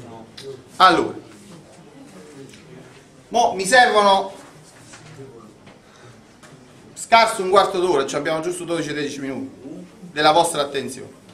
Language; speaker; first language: Italian; native; Italian